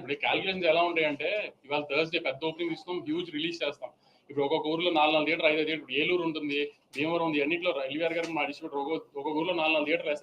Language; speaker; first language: Telugu; native; Telugu